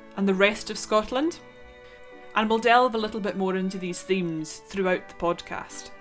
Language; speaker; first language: English; non-native, local second language; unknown